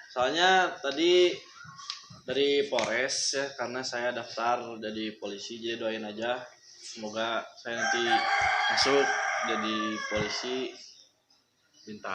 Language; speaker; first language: Indonesian; non-native, local second language; Sundanese